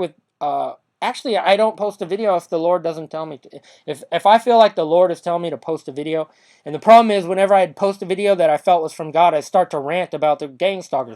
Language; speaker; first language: English; native; English